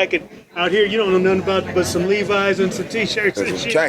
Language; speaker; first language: English; native; English